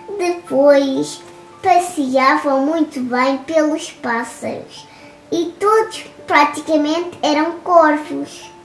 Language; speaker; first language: Portuguese; native; Portuguese